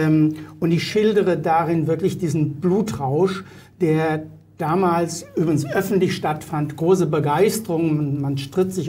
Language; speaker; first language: German; native; German